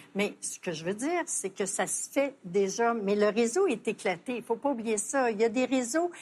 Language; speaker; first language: French; native; French